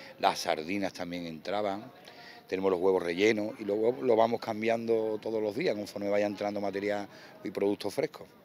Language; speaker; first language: Spanish; native; Spanish